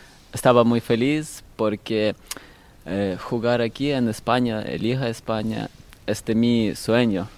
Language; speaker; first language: Spanish; non-native, learner; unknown